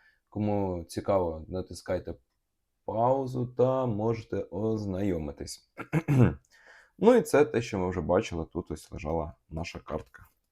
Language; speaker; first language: Ukrainian; non-native, local second language; Russian